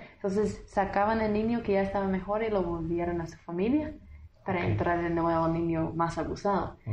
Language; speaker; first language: Spanish; non-native, fluent; English